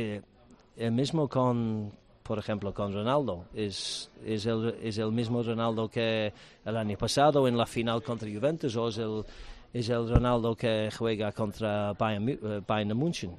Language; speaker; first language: Spanish; non-native, learner; English